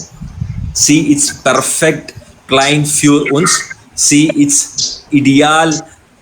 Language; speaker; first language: German; non-native, learner; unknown